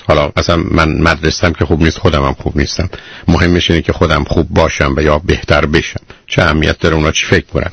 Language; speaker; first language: Persian; native; Persian